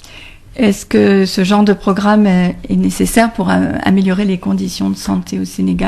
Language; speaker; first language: French; native; French